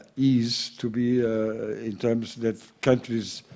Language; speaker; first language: English; non-native, fluent; Portuguese